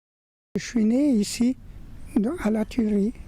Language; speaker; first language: French; native; French